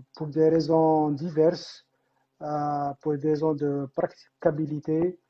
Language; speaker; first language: French; non-native, local second language; Arabic